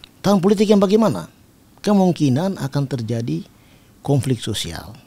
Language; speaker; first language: Indonesian; non-native, local second language; Tetum